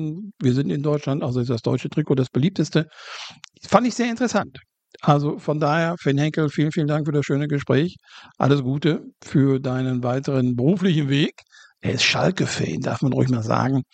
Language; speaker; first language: German; native; German